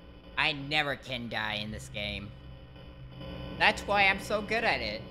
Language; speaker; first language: English; native; English